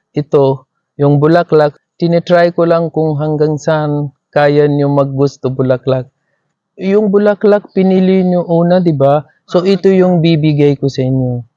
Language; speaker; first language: Filipino; non-native, fluent; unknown